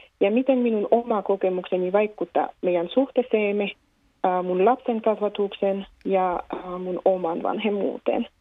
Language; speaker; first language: Finnish; non-native, fluent; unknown